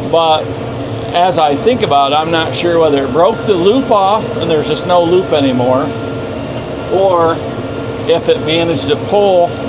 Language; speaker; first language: English; native; English